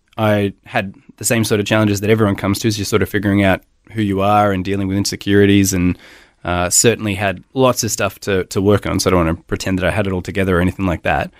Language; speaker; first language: English; native; English